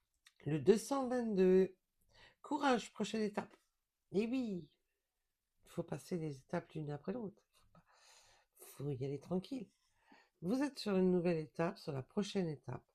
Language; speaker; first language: French; native; French